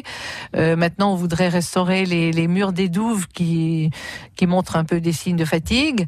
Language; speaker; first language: French; native; French